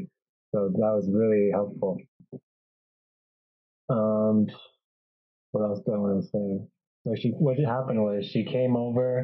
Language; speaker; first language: English; native; English